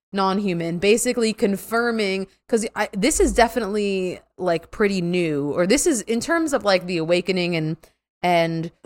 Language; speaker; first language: English; native; English